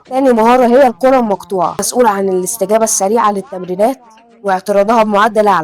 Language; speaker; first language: Arabic; native; Arabic